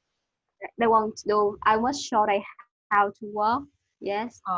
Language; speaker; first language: English; non-native, learner; Vietnamese